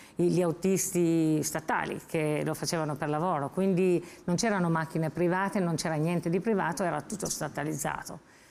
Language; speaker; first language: Italian; non-native, fluent; Albanian